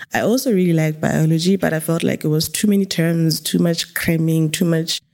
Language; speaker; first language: English; non-native, local second language; Tswana